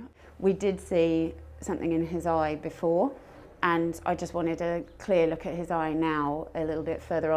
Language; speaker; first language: English; native; English